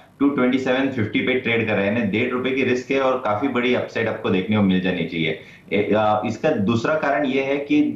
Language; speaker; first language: Hindi; non-native, local second language; Marathi